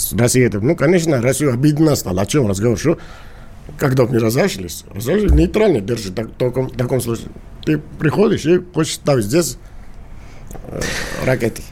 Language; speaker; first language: Russian; non-native, local second language; Georgian